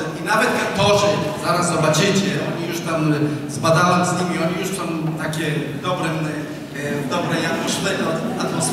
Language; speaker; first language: Polish; non-native, fluent; Hebrew